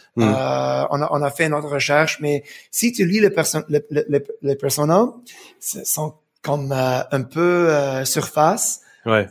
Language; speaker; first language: French; early bilingual, heritage; French